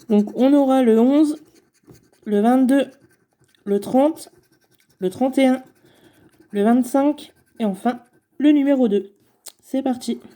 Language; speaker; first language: French; native; French